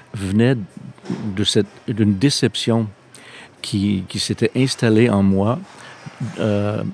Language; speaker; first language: French; non-native, fluent; English